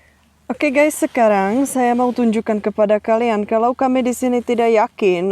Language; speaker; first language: Indonesian; non-native, fluent; Czech